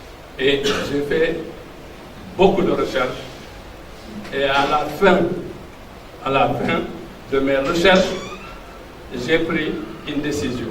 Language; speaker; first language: French; non-native, local second language; Fula